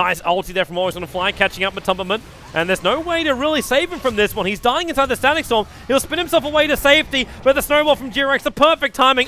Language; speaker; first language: English; native; English